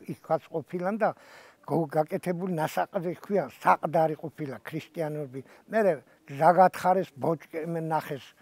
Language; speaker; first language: Georgian; native; Georgian